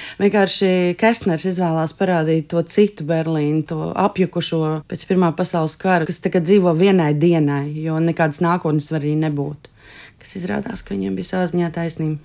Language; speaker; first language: Latvian; native; Latvian